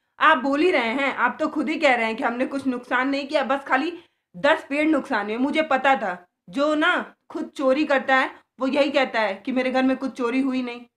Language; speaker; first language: Hindi; native; Hindi